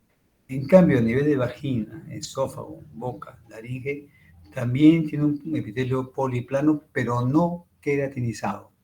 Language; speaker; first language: Spanish; native; Spanish